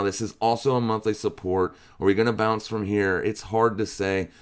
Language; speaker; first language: English; native; English